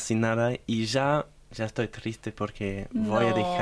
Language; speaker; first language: Spanish; non-native, fluent; German